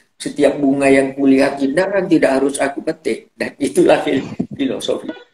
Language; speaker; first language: Indonesian; non-native, local second language; Madurese